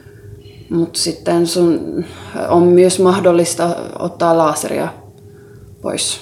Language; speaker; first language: Finnish; non-native, local second language; Swedish